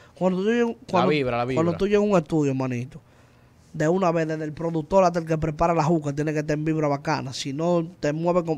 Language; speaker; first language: Spanish; native; Spanish